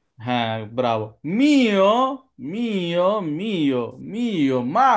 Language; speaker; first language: Italian; non-native, learner; Bangla